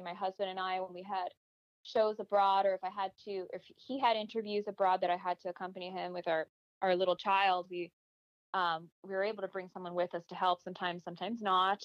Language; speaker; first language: English; native; English